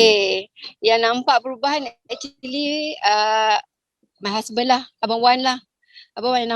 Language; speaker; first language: Malay; native; Malay